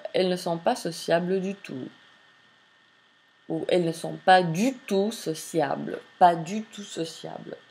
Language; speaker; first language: French; non-native, fluent; English